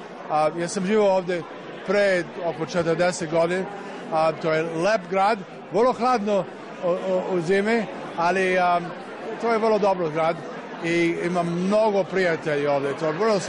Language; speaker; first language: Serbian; early bilingual, heritage; English